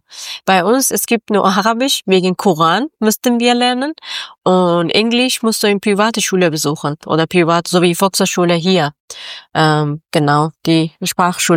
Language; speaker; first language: German; non-native, learner; Persian